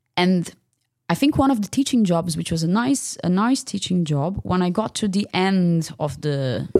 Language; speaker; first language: English; non-native, fluent; Portuguese